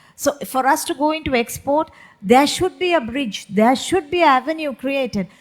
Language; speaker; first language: English; non-native, local second language; Sinhala